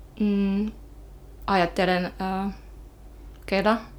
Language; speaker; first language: Finnish; non-native, learner; French